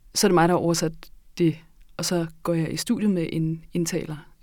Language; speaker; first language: Danish; early bilingual, other home language; Norwegian